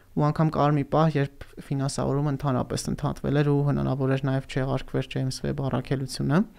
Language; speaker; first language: Armenian; native; Armenian